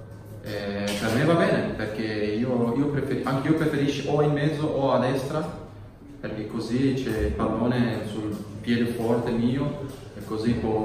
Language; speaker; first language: Italian; non-native, learner; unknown